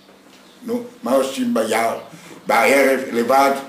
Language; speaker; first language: Hebrew; non-native, fluent; Yiddish